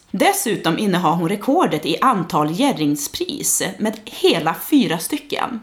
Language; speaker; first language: Swedish; early bilingual, other home language; Portuguese